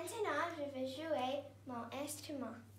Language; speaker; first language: French; non-native, learner; English